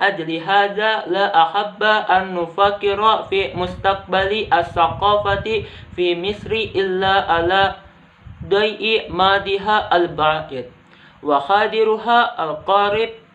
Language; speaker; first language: Arabic; non-native, learner; Indonesian